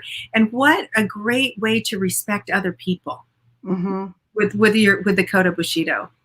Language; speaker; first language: English; native; English